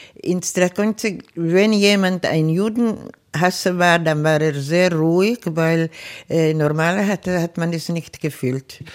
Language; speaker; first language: German; non-native, fluent; Czech